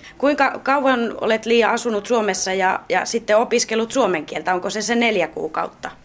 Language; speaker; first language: Finnish; native; Finnish